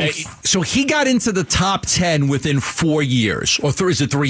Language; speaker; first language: English; native; English